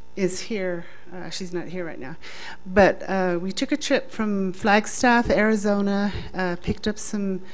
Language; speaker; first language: English; native; English